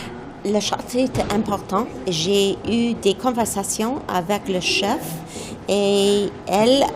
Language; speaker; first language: French; non-native, fluent; English